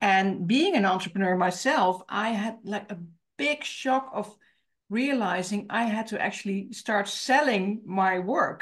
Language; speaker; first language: English; non-native, fluent; Dutch